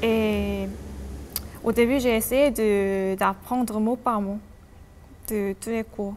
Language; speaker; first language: French; non-native, fluent; Korean